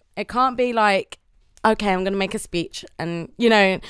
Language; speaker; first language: English; native; English